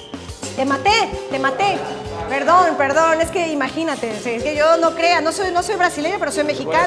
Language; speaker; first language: Spanish; native; Spanish